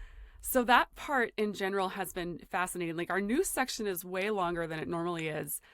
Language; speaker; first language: English; native; English